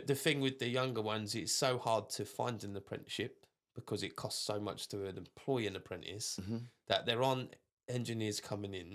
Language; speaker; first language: English; native; English